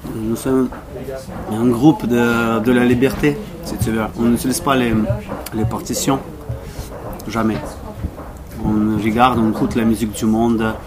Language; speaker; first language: French; non-native, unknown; Russian